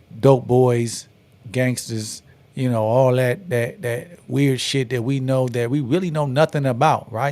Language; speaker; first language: English; native; English